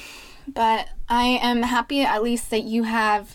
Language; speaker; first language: English; early bilingual, other home language; Spanish